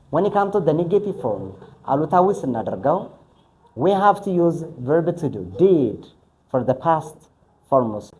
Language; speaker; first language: English; non-native, local second language; Amharic